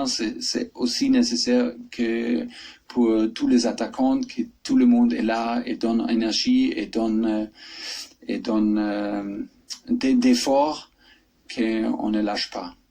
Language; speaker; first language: French; non-native, fluent; German